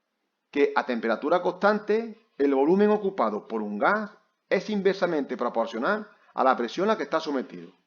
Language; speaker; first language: Spanish; native; Spanish